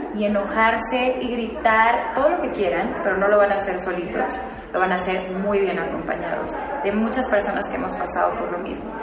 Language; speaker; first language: Spanish; native; Spanish